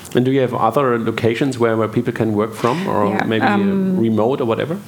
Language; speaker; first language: English; non-native, fluent; German